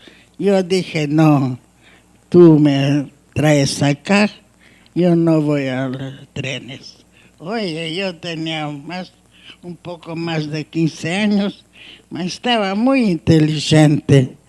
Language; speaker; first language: Spanish; non-native, learner; Hungarian